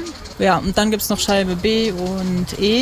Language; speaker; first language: German; native; German